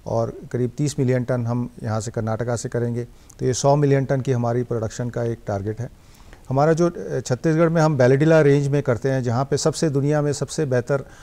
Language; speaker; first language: Hindi; non-native, local second language; Bangla